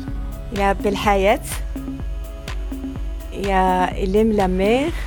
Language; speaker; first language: French; non-native, learner; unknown